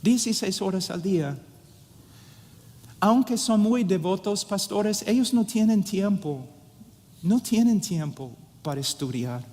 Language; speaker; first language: Spanish; non-native, fluent; English